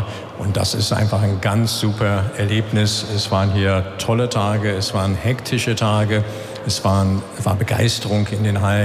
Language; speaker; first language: German; native; German